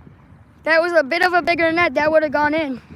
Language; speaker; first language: English; native; English